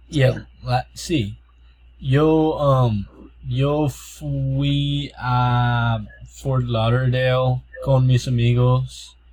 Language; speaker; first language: Spanish; non-native, learner; English